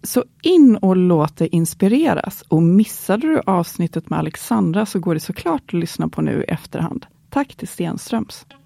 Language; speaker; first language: Swedish; native; Swedish